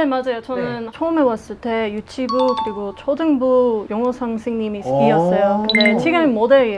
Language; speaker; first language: Korean; non-native, learner; English